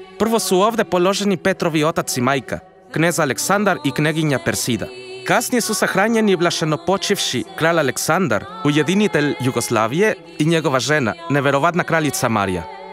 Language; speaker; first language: Croatian; non-native, fluent; Spanish